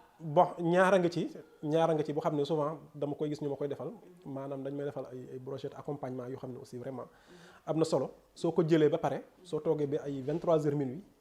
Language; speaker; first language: Wolof; non-native, local second language; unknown